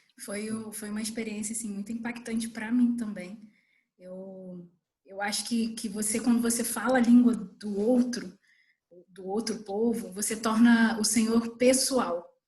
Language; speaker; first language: Portuguese; native; Portuguese